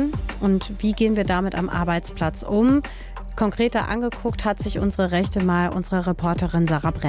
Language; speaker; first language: German; native; German